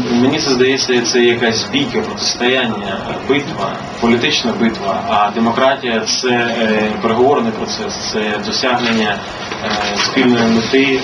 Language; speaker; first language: Ukrainian; native; Ukrainian